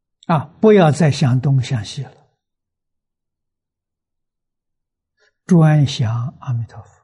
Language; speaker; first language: Chinese; native; Chinese